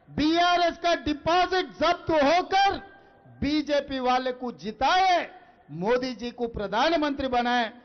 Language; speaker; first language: Hindi; non-native, local second language; Telugu